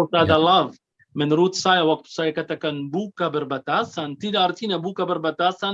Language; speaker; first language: Indonesian; non-native, fluent; Arabic